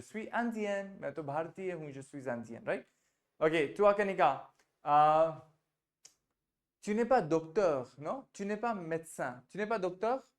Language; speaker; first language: French; non-native, fluent; Hindi